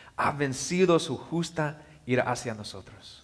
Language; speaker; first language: Spanish; non-native, learner; English